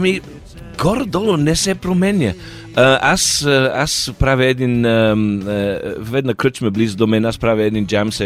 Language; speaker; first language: Bulgarian; non-native, learner; English